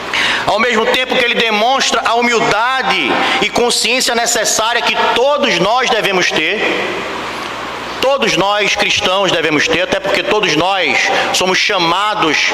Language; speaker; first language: Portuguese; native; Portuguese